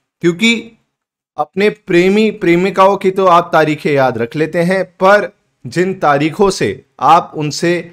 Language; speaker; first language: Hindi; native; Hindi